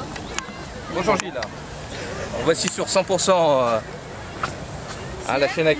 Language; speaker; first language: French; native; French